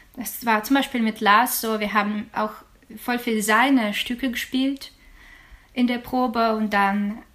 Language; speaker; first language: German; non-native, fluent; Ukrainian